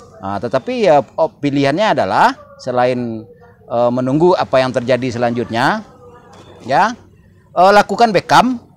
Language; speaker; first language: Indonesian; non-native, local second language; Minangkabau